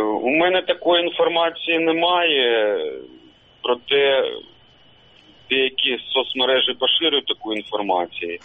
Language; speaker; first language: Ukrainian; native; Ukrainian